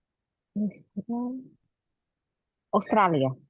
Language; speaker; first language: English; non-native, learner; Khmer